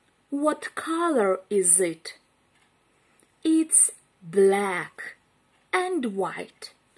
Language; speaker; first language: English; non-native, fluent; Ukrainian